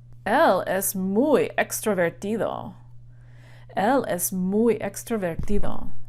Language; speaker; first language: Spanish; non-native, fluent; English